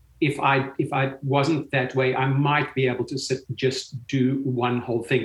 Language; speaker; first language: English; native; English